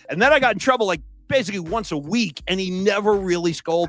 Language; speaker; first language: English; native; English